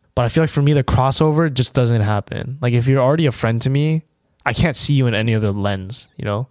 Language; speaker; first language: English; native; English